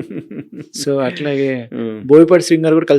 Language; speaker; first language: Telugu; native; Telugu